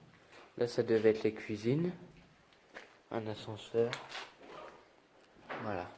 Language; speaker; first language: French; native; French